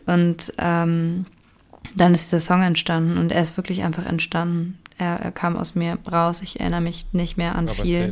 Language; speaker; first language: German; native; German